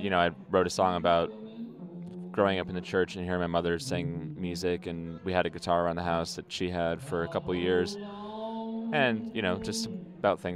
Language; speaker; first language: English; native; English